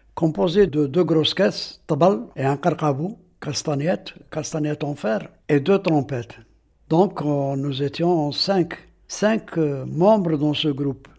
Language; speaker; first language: French; non-native, local second language; Arabic